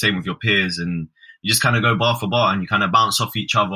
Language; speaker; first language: English; native; English